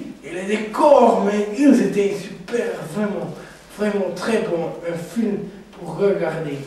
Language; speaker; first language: French; non-native, learner; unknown